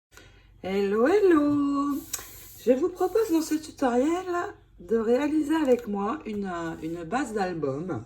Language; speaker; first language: French; native; French